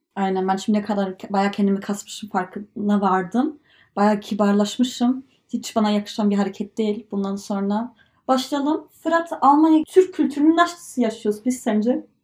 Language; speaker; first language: Turkish; early bilingual, heritage; Turkish